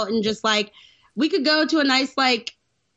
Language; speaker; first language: English; native; English